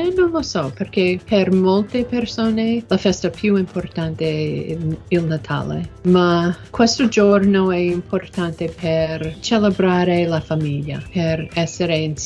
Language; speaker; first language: Italian; non-native, learner; English